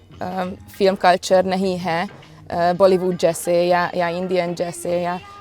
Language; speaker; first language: Hindi; non-native, learner; Hungarian